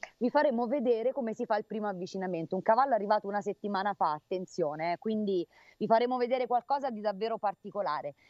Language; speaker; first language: Italian; native; Italian